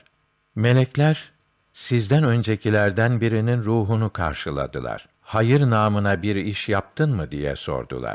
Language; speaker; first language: Turkish; native; Turkish